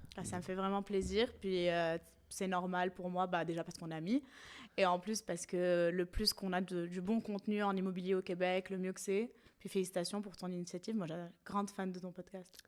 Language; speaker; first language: French; non-native, local second language; Arabic